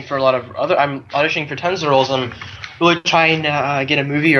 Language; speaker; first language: English; native; English